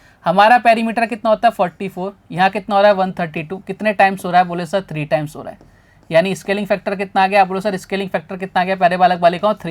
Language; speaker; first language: Hindi; native; Hindi